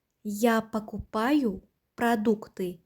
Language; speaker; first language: Russian; non-native, local second language; Uzbek